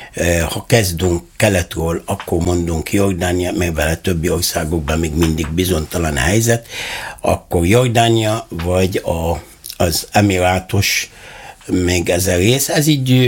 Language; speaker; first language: Hungarian; non-native, fluent; Arabic